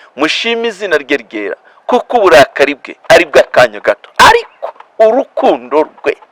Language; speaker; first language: Kinyarwanda; non-native, local second language; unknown